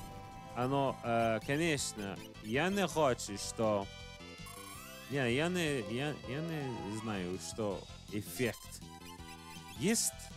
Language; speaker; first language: Russian; non-native, learner; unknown